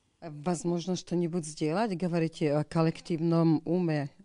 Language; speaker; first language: Russian; non-native, learner; Slovak